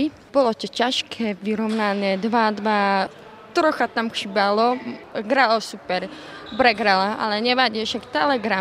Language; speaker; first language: Polish; non-native, learner; Slovak